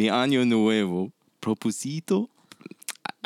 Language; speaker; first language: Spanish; non-native, learner; English